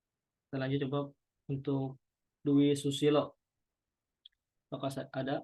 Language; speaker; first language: Indonesian; native; Indonesian